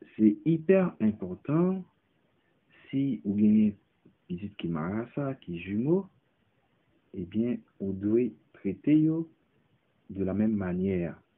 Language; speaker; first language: French; non-native, local second language; Haitian Creole